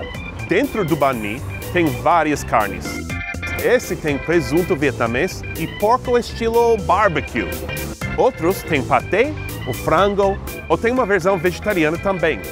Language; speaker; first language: Portuguese; non-native, fluent; English